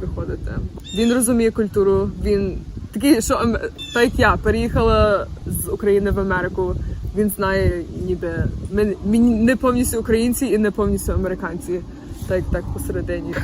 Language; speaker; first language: Ukrainian; early bilingual, other home language; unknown